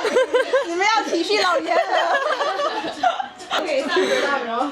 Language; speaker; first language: Chinese; early bilingual, heritage; Chinese